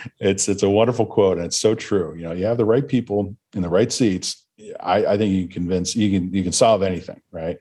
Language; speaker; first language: English; native; English